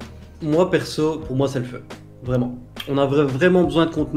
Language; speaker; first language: French; native; French